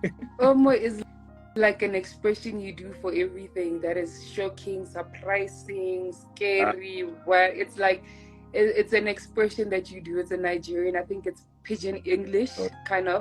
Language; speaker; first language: English; non-native, local second language; Tswana